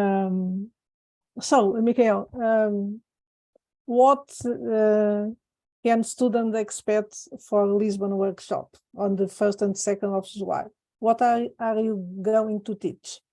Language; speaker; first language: English; non-native, fluent; Portuguese